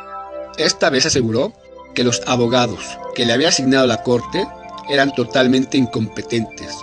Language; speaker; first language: Spanish; native; Spanish